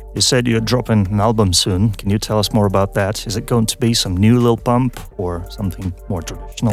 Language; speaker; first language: English; non-native, fluent; Russian